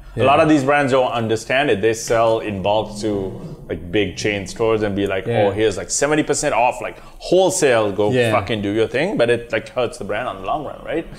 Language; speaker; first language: English; non-native, local second language; Sinhala